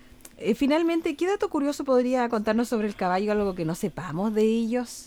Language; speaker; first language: Spanish; native; Spanish